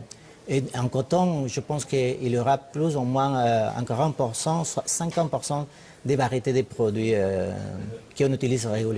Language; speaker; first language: French; non-native, fluent; Spanish